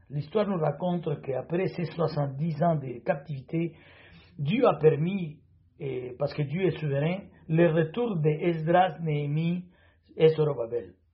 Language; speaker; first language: French; non-native, fluent; Spanish